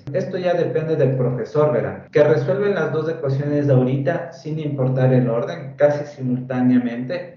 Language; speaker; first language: Spanish; native; Spanish